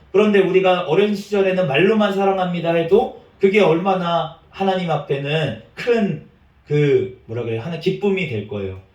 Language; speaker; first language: Korean; native; Korean